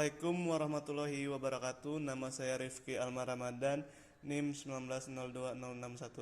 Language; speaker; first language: Indonesian; native; Indonesian